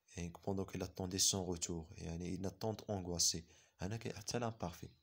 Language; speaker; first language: French; non-native, local second language; Arabic